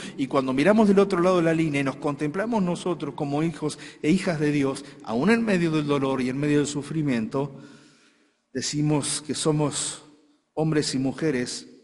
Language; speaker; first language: Spanish; native; Spanish